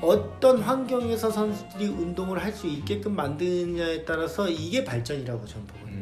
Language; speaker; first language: Korean; native; Korean